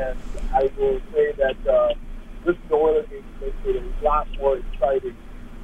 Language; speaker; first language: English; native; English